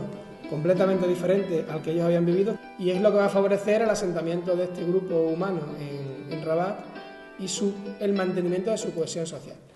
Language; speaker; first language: Spanish; native; Spanish